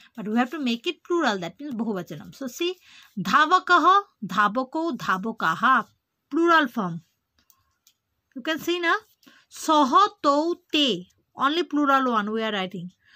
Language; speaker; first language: English; non-native, local second language; Bangla